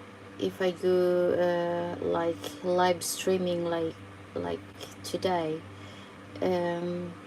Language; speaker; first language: English; non-native, fluent; Filipino